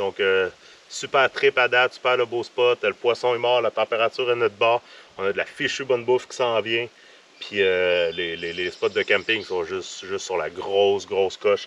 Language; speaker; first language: French; native; French